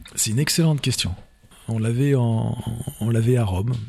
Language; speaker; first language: French; native; French